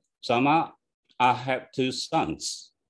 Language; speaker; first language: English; non-native, fluent; Indonesian